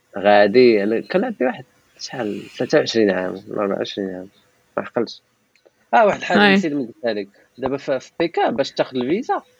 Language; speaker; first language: Arabic; non-native, local second language; Tachelhit